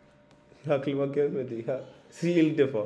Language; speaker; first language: Turkish; non-native, learner; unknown